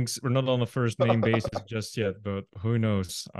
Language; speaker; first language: English; non-native, fluent; Dutch